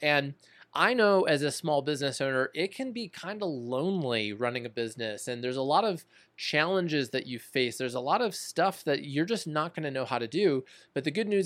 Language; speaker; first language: English; native; English